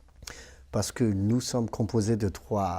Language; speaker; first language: French; non-native, local second language; Malagasy